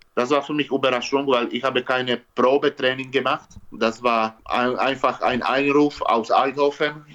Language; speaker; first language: German; non-native, learner; Slovak